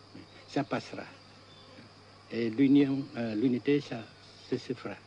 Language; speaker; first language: French; non-native, fluent; Vietnamese